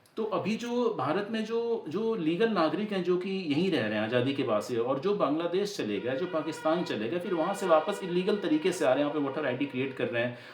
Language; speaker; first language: Hindi; native; Hindi